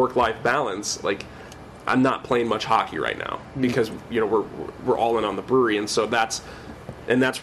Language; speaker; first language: English; native; English